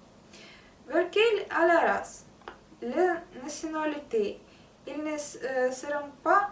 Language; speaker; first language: French; non-native, learner; Russian